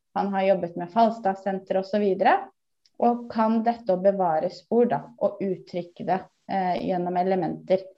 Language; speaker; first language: Norwegian; early bilingual, other home language; Somali